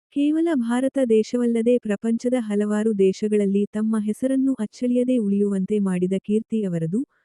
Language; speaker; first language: Kannada; native; Kannada